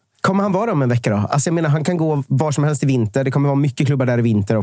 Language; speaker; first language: Swedish; native; Swedish